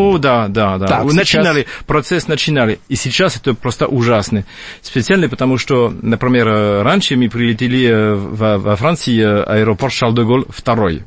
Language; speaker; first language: Russian; non-native, fluent; French